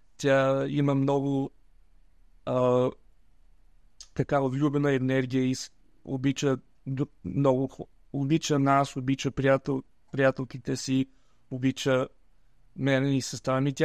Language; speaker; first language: Bulgarian; early bilingual, heritage; Bulgarian